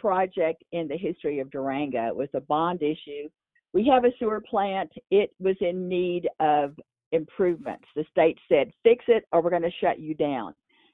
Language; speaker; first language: English; native; English